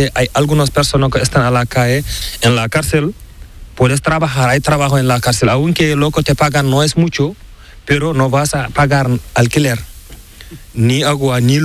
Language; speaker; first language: Spanish; non-native, learner; Fula